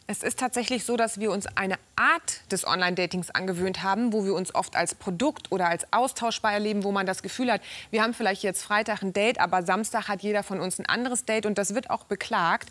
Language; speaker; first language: German; native; German